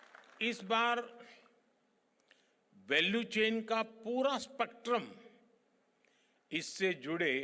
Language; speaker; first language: Hindi; non-native, local second language; Gujarati